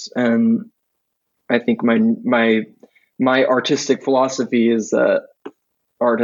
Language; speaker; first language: English; native; English